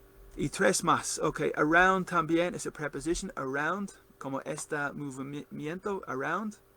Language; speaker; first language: Spanish; non-native, learner; English